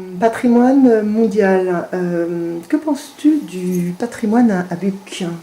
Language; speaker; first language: French; native; French